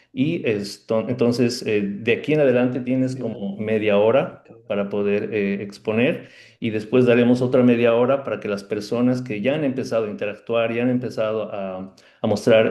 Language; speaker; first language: Spanish; native; Spanish